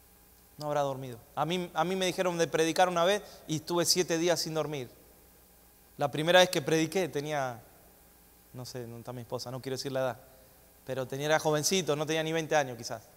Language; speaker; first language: Spanish; native; Spanish